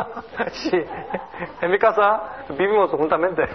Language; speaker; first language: Spanish; non-native, learner; Korean